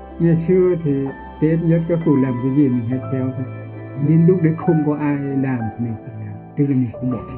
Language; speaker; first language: Vietnamese; non-native, local second language; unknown